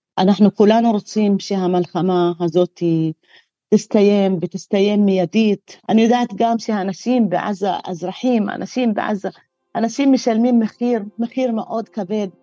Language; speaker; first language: Hebrew; non-native, local second language; Arabic